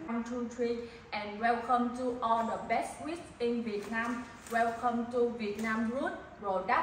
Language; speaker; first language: English; non-native, learner; Vietnamese